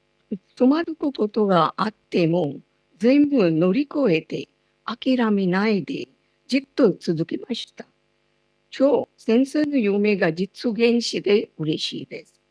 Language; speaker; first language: Japanese; non-native, fluent; Marathi